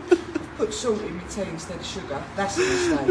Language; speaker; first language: English; native; English